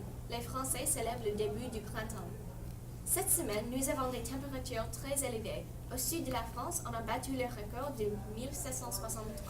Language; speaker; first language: French; non-native, fluent; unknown